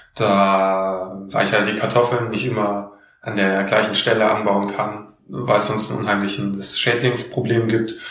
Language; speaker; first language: German; native; German